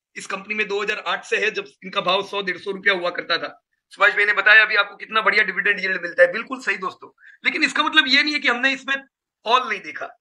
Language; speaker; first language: Hindi; non-native, local second language; Gujarati